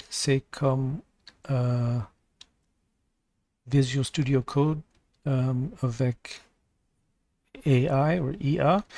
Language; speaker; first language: French; non-native, learner; English